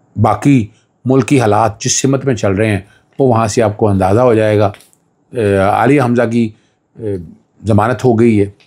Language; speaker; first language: Urdu; non-native, local second language; Punjabi